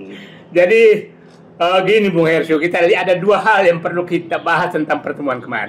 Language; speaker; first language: Indonesian; native; Indonesian